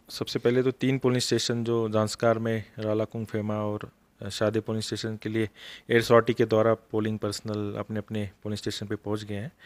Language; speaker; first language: Hindi; non-native, local second language; Marathi